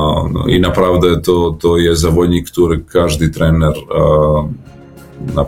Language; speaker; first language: Polish; non-native, learner; Serbian